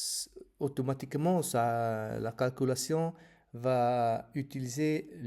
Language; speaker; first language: French; non-native, fluent; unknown